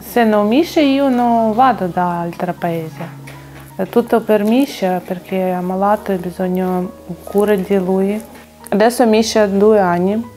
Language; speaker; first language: Italian; non-native, learner; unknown